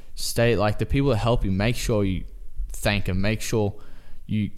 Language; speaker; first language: English; native; English